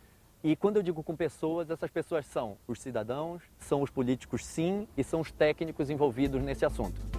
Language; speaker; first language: Portuguese; native; Portuguese